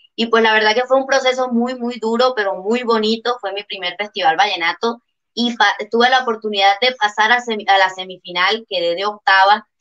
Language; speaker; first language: Spanish; native; Spanish